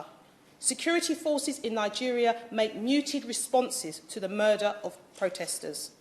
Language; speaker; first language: English; native; English